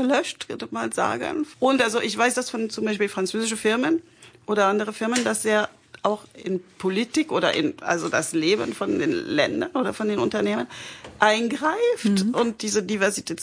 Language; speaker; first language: German; non-native, fluent; French